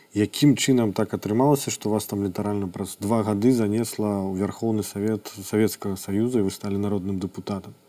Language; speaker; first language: Belarusian; non-native, local second language; Russian